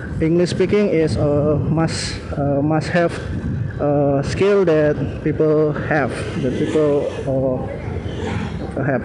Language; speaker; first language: English; non-native, learner; Indonesian